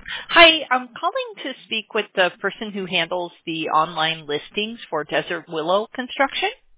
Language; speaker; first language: English; native; English